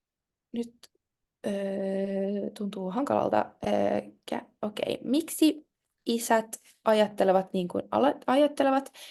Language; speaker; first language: Finnish; non-native, local second language; Swedish